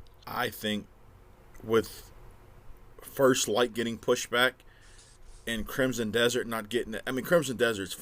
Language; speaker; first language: English; native; English